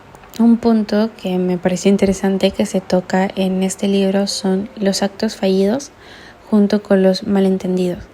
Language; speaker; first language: Spanish; native; Spanish